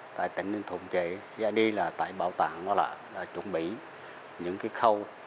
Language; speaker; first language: Vietnamese; non-native, local second language; Eastern Cham